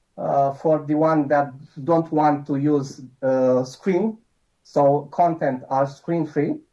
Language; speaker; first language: English; non-native, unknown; Romanian